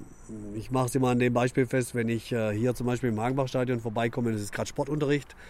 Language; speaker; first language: German; native; German